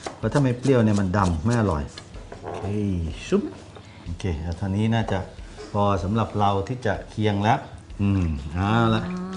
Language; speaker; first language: Thai; native; Thai